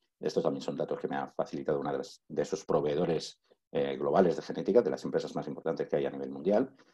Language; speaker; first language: Spanish; native; Spanish